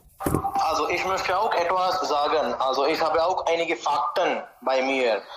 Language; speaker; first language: German; non-native, learner; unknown